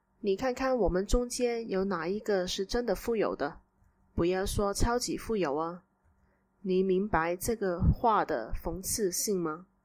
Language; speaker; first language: Chinese; native; Chinese